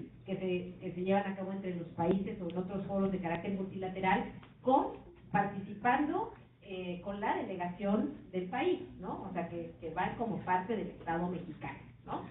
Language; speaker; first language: Spanish; native; Spanish